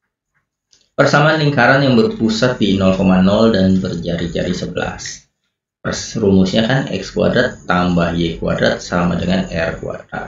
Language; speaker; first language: Indonesian; native; Indonesian